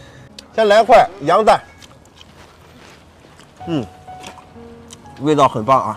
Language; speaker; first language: Chinese; native; Chinese